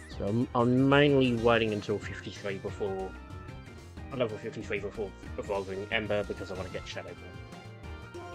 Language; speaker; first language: English; native; English